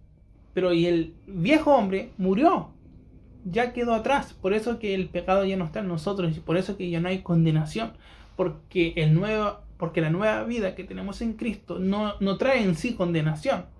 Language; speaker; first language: Spanish; native; Spanish